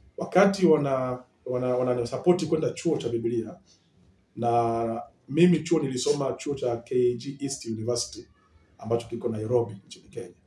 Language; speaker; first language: Swahili; native; Swahili